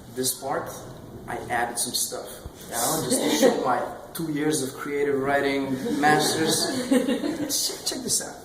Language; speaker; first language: English; non-native, fluent; Albanian